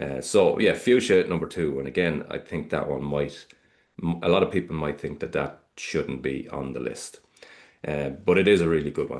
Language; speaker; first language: English; native; English